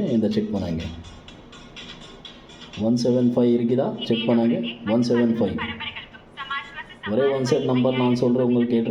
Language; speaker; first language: Tamil; non-native, learner; Kannada